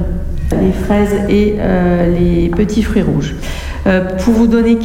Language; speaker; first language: French; native; French